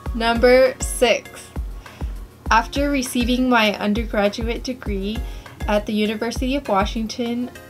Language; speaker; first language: English; native; English